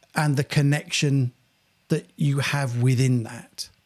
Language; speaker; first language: English; native; English